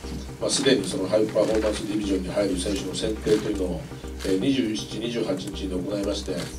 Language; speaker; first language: Japanese; native; Japanese